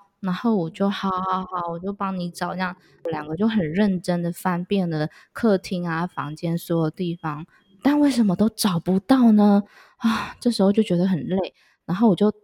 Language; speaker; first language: Chinese; native; Chinese